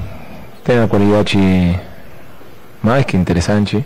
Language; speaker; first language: Portuguese; non-native, fluent; Spanish